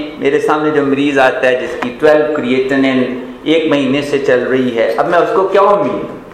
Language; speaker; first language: Urdu; non-native, local second language; Punjabi